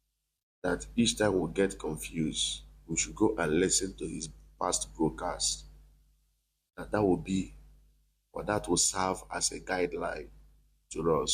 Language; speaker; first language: English; non-native, local second language; Igbo